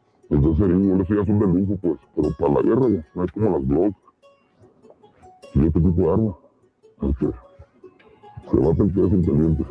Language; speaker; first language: Spanish; native; Spanish